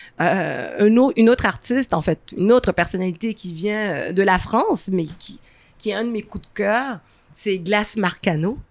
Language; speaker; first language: French; native; French